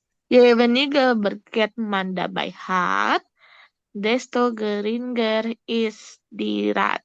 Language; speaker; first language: German; non-native, learner; Indonesian